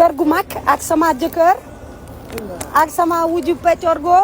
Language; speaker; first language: Wolof; non-native, learner; French